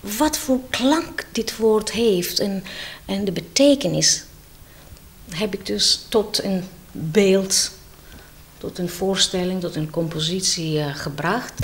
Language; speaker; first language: Dutch; non-native, fluent; Greek